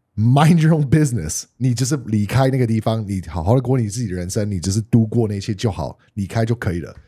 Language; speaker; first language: Chinese; non-native, fluent; English